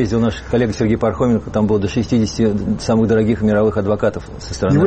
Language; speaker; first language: Russian; native; Russian